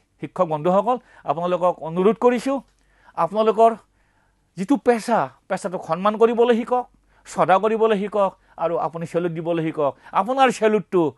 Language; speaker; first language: Assamese; native; Assamese